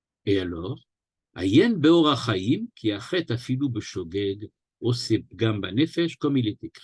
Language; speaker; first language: French; native; French